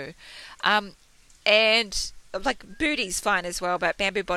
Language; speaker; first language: English; native; English